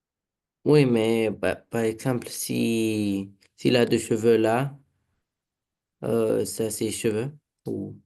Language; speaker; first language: French; non-native, learner; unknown